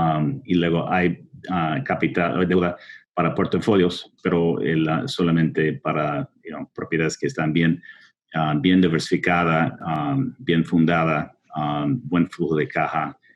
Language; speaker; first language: Spanish; non-native, fluent; English